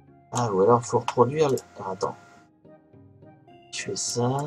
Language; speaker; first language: French; native; French